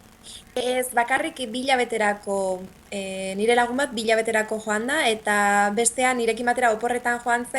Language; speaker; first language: Basque; native; Basque